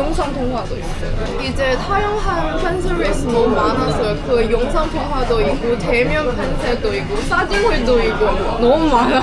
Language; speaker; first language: Korean; non-native, learner; Chinese